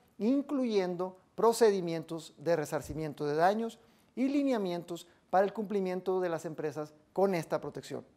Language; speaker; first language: Spanish; native; Spanish